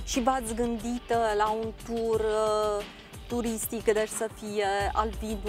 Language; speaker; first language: Romanian; native; Romanian